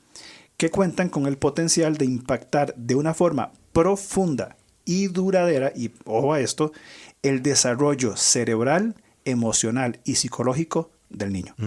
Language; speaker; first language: Spanish; native; Spanish